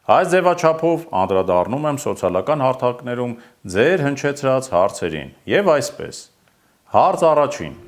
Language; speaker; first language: Armenian; native; Armenian